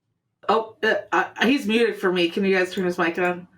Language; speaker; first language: English; native; English